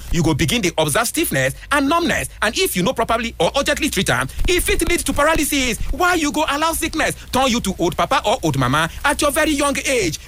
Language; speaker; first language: Nigerian Pidgin; native; Nigerian Pidgin